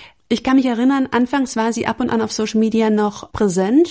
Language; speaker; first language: German; native; German